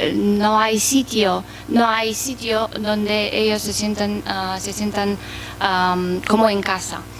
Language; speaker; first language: Spanish; non-native, fluent; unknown